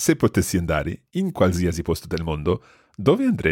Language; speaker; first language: Italian; non-native, fluent; English